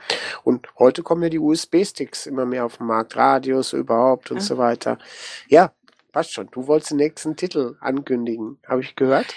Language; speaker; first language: German; native; German